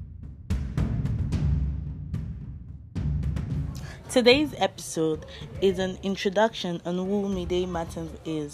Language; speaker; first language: English; non-native, local second language; Yoruba